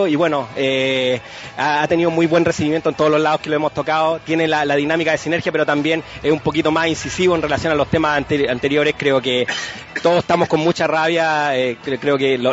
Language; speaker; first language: Spanish; native; Spanish